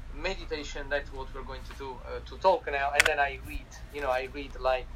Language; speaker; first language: English; non-native, fluent; Italian